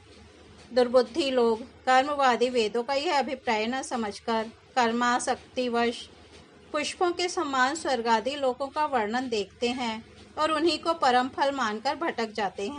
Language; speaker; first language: Hindi; native; Hindi